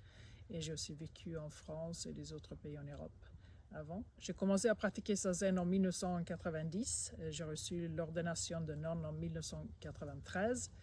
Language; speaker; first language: French; non-native, fluent; Swedish